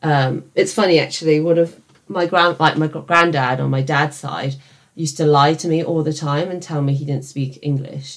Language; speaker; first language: English; native; English